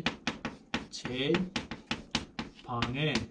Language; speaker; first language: Korean; non-native, fluent; Hindi